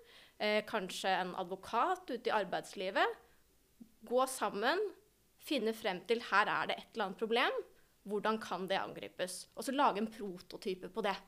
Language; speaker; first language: Norwegian; native; Norwegian